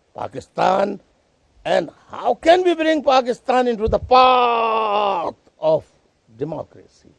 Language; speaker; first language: English; non-native, local second language; Urdu